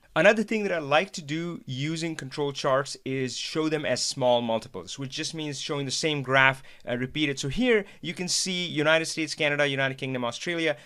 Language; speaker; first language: English; non-native, local second language; Hindi